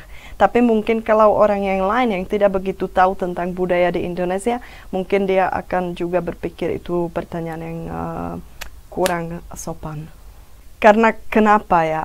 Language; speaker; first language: Indonesian; non-native, fluent; Czech